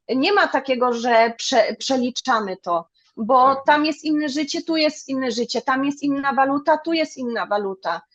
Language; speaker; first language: Polish; early bilingual, other home language; German